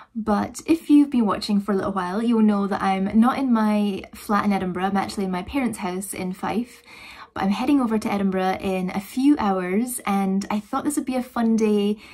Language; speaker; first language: English; native; English